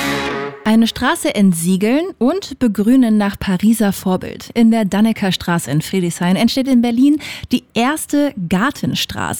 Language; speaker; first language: German; native; German